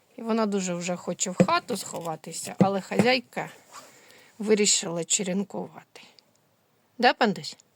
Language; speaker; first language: Ukrainian; non-native, local second language; Russian